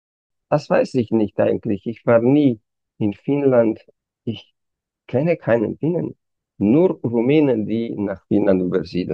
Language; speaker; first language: German; non-native, fluent; Romanian